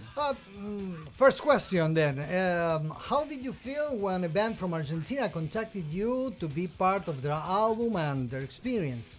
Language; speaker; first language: English; non-native, fluent; Spanish